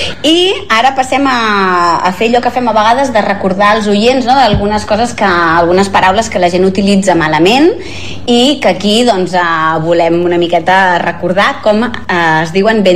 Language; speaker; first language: Catalan; native; Catalan